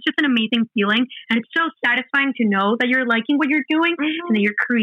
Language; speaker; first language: English; non-native, fluent; Spanish